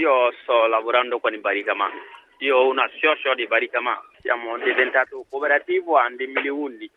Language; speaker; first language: Italian; non-native, learner; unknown